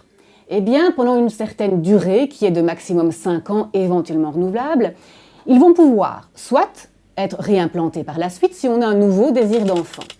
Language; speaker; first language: French; native; French